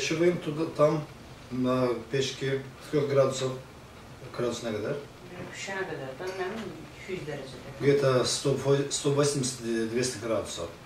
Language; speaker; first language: Russian; non-native, learner; Azerbaijani